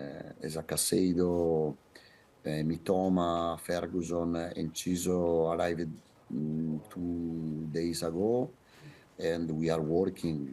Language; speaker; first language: English; non-native, fluent; Italian